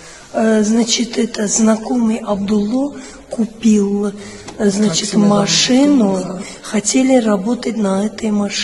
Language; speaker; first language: Russian; non-native, learner; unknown